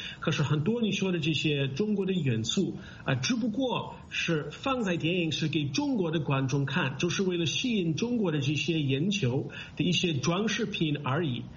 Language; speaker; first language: Chinese; non-native, fluent; English